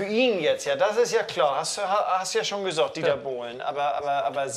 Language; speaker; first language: German; native; German